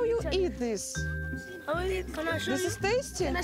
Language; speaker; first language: English; non-native, learner; Russian